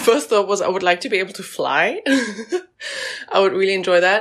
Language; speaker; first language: English; native; English